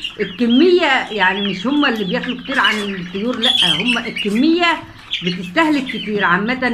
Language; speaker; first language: Arabic; native; Arabic